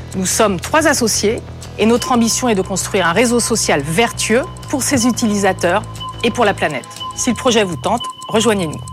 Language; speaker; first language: French; native; French